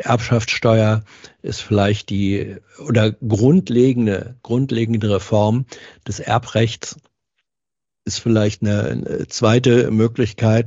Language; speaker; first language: German; native; German